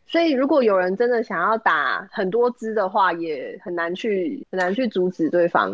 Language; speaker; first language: Chinese; native; Chinese